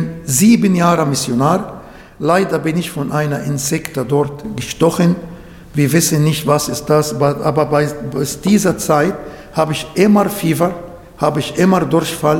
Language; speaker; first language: German; non-native, fluent; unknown